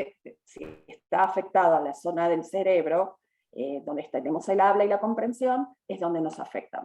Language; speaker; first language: Spanish; native; Spanish